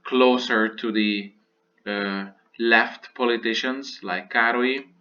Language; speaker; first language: English; non-native, fluent; Hungarian